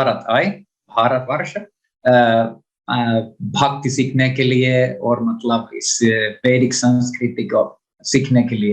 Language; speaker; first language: Hindi; non-native, learner; Finnish